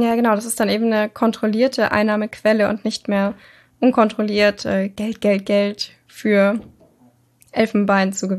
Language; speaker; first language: German; native; German